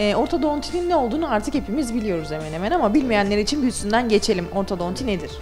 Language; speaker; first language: Turkish; native; Turkish